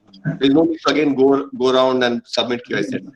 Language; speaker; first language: English; non-native, local second language; Bangla